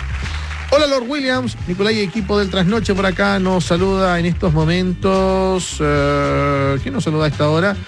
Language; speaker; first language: Spanish; native; Spanish